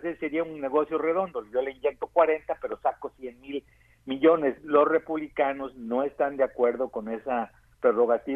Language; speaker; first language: Spanish; native; Spanish